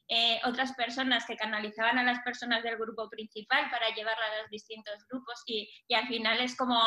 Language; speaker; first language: Spanish; native; Spanish